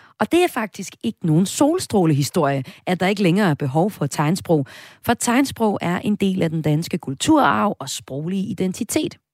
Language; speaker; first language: Danish; native; Danish